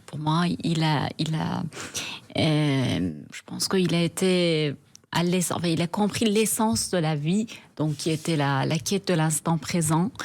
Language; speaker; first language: French; non-native, fluent; Persian